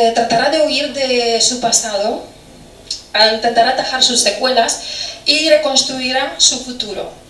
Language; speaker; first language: Spanish; non-native, fluent; Romanian